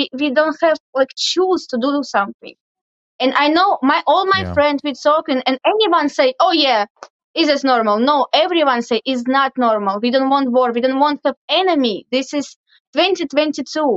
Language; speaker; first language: English; non-native, learner; Russian